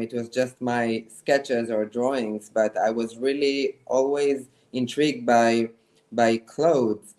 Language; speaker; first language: English; non-native, fluent; Hebrew